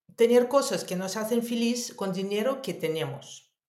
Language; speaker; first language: Spanish; non-native, fluent; Russian